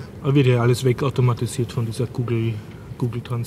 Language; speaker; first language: German; native; German